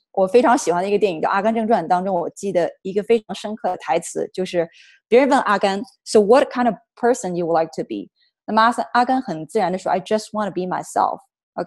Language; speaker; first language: Chinese; native; Chinese